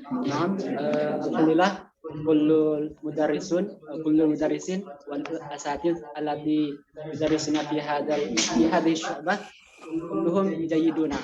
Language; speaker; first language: Arabic; non-native, learner; Indonesian